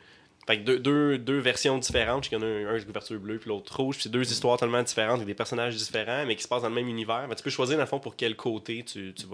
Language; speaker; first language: French; native; French